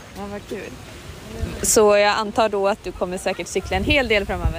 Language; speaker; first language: Swedish; native; Swedish